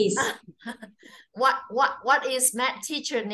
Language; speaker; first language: English; non-native, fluent; Vietnamese